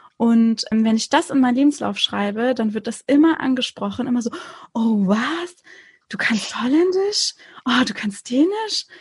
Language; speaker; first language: German; early bilingual, other home language; Turkish